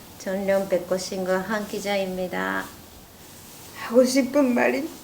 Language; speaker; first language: Korean; non-native, learner; Japanese